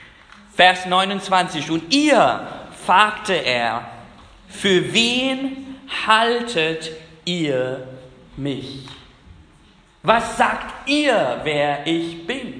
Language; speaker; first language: German; non-native, fluent; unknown